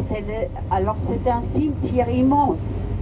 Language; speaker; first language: French; non-native, fluent; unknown